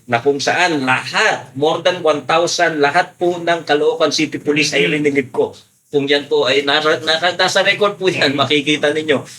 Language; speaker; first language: Filipino; non-native, local second language; Pampanga